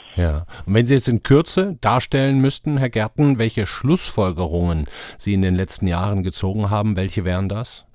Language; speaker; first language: German; native; German